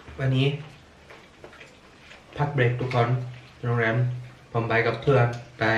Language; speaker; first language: Thai; early bilingual, heritage; Thai